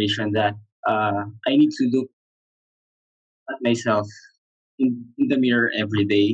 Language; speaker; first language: English; non-native, local second language; Filipino